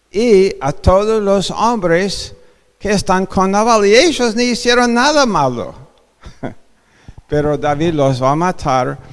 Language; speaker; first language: Spanish; non-native, fluent; English